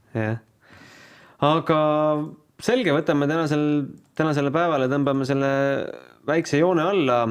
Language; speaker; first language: Estonian; native; Estonian